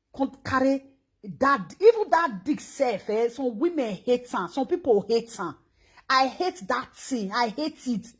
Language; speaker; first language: Nigerian Pidgin; non-native, local second language; Esan